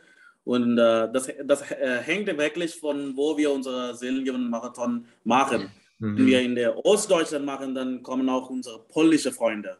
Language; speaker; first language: German; non-native, fluent; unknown